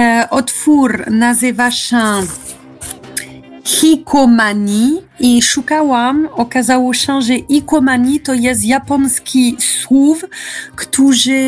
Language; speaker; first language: Polish; non-native, learner; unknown